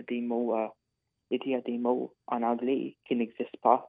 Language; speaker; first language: French; non-native, local second language; English